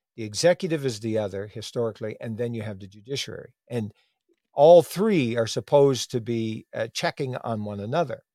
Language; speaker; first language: English; native; English